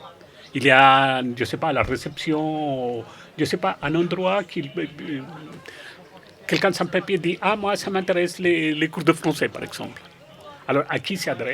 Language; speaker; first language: French; non-native, fluent; Spanish